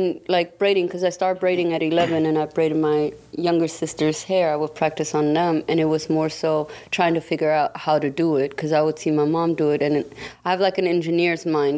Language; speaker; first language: English; non-native, fluent; German